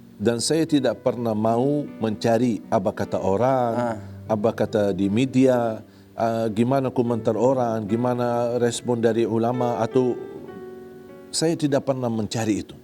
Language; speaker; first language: Indonesian; non-native, fluent; Arabic